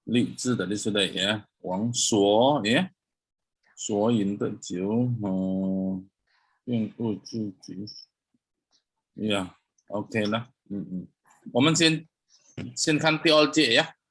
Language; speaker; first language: Chinese; early bilingual, heritage; Chinese